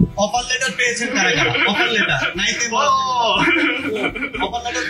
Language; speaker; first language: Japanese; native; Japanese